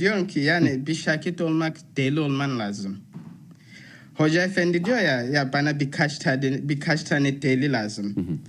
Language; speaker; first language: Turkish; non-native, fluent; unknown